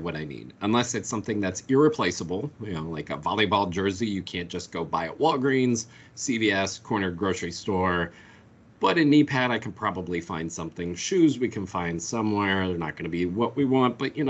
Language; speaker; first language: English; native; English